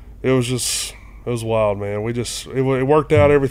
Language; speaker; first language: English; native; English